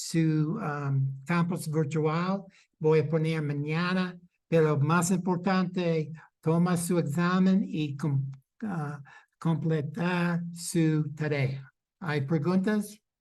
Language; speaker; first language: Spanish; non-native, fluent; English